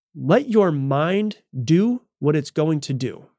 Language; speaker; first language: English; native; English